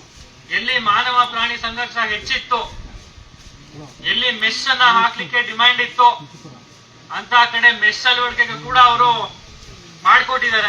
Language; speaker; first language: Kannada; native; Kannada